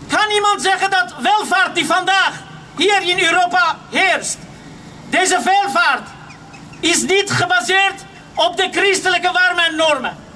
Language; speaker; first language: Dutch; non-native, fluent; Armenian